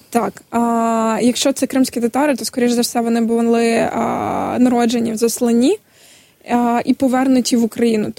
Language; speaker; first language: Ukrainian; non-native, local second language; Crimean Tatar